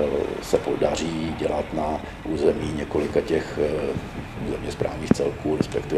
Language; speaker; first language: Czech; native; Czech